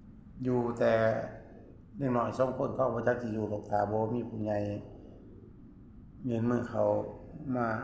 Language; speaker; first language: Thai; non-native, local second language; Northeastern Thai